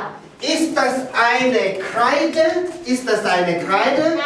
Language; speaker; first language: German; non-native, fluent; Mongolian